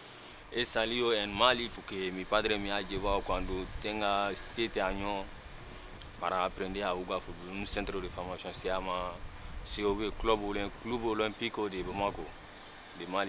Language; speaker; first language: Spanish; non-native, learner; Bambara